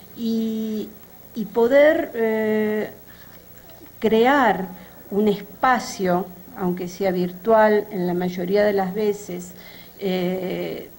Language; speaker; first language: Spanish; native; Spanish